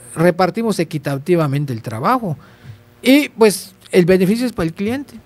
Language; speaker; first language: Spanish; native; Spanish